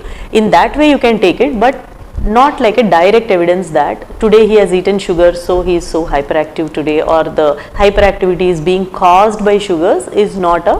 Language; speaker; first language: English; non-native, local second language; Telugu